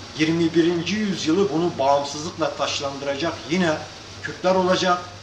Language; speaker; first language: Turkish; non-native, local second language; Kurdish